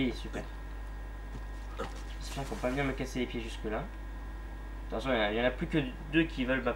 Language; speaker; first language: French; native; French